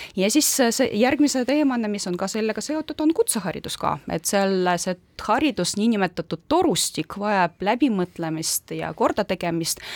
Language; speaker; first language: Estonian; non-native, local second language; Russian